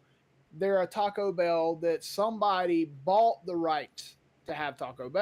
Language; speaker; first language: English; native; English